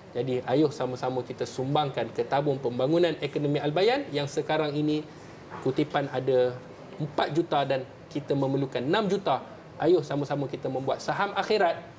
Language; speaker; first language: Malay; native; Malay